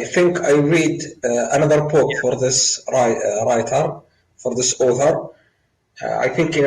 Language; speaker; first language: English; non-native, learner; Arabic